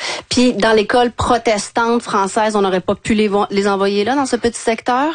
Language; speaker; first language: French; native; French